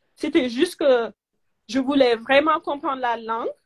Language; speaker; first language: French; non-native, local second language; Wolof